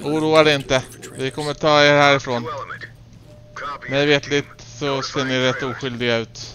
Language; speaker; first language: Swedish; native; Swedish